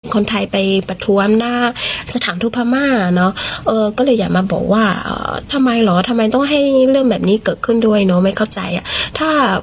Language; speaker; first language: Thai; non-native, learner; Burmese